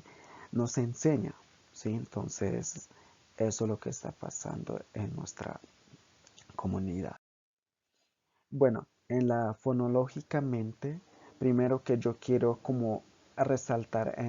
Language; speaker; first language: Spanish; non-native, local second language; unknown